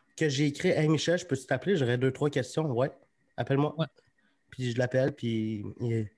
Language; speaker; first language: French; native; French